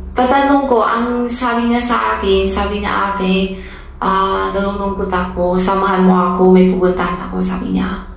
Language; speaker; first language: Filipino; non-native, learner; Chinese